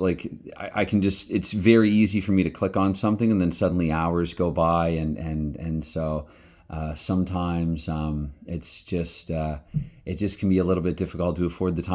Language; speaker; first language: English; native; English